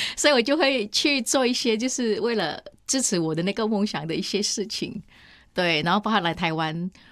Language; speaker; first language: Chinese; non-native, fluent; Vietnamese